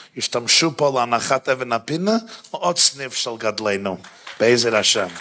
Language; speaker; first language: Hebrew; non-native, fluent; English